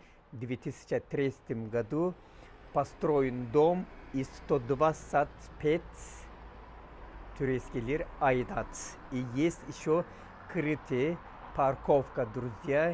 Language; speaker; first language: Russian; non-native, learner; Turkish